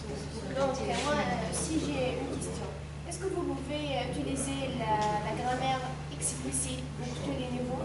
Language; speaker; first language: French; non-native, learner; Arabic